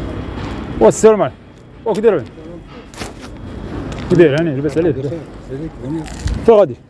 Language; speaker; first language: Arabic; native; Arabic